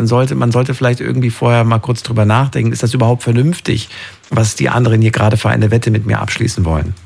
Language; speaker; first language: German; native; German